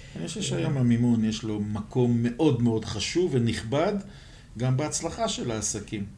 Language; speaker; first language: Hebrew; native; Hebrew